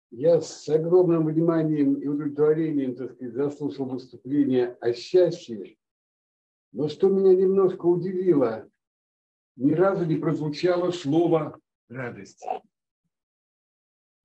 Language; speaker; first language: Russian; native; Russian